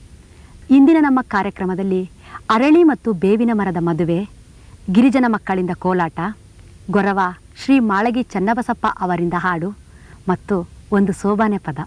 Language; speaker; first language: Kannada; native; Kannada